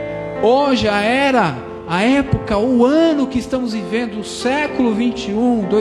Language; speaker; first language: Portuguese; native; Portuguese